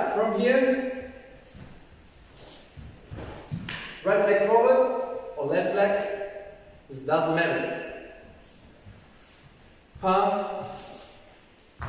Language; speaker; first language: English; non-native, learner; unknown